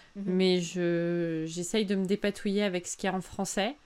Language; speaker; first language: French; native; French